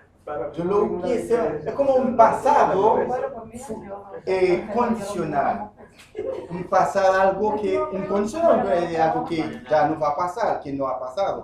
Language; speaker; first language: Spanish; non-native, fluent; Haitian Creole